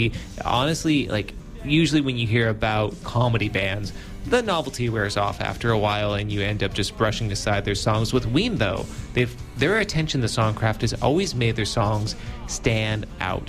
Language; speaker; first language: English; native; English